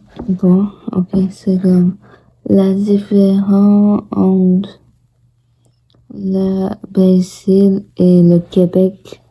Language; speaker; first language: French; non-native, learner; Portuguese